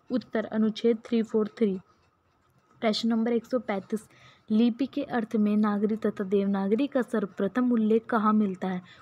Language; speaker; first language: Hindi; native; Hindi